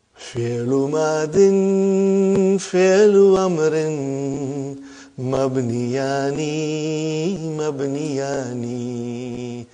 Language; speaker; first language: Arabic; non-native, fluent; Urdu